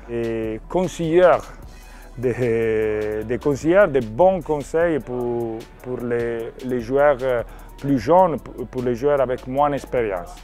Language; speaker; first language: French; non-native, learner; Italian